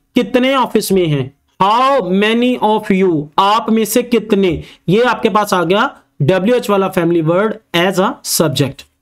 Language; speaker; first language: Urdu; native; Urdu